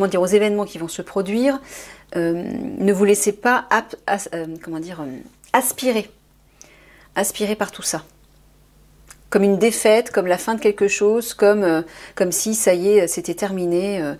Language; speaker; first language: French; native; French